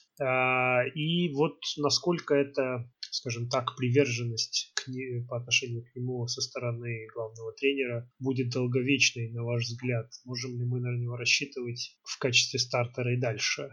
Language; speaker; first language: Russian; native; Russian